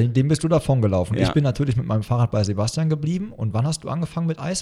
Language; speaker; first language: German; native; German